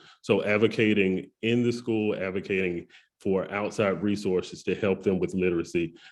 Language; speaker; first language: English; native; English